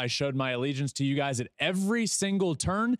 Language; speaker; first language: English; native; English